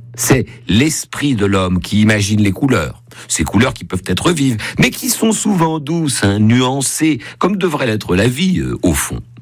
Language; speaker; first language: French; native; French